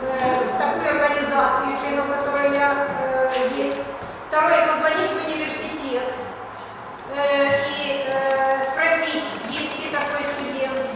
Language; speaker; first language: Russian; non-native, local second language; Ukrainian